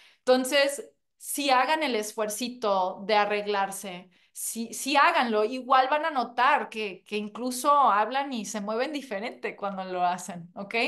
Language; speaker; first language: Spanish; non-native, fluent; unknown